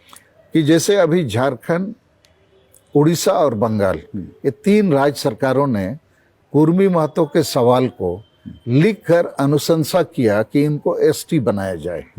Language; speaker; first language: Hindi; non-native, local second language; Santali